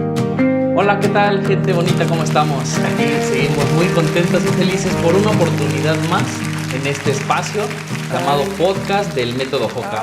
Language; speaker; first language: Spanish; native; Spanish